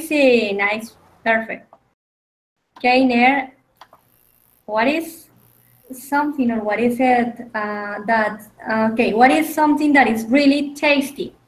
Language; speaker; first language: English; non-native, fluent; Spanish